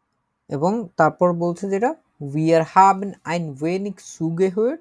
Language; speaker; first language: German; non-native, fluent; Bangla